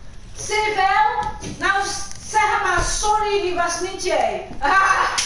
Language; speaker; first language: Dutch; non-native, learner; Portuguese